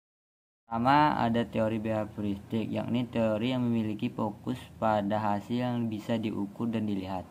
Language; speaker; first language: Indonesian; native; Indonesian